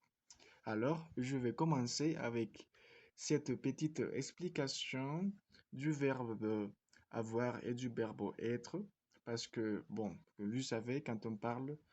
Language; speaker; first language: French; non-native, fluent; Spanish